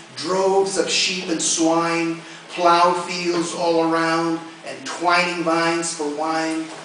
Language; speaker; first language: English; early bilingual, other home language; Spanish